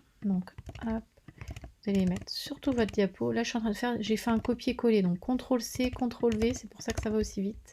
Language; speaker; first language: French; native; French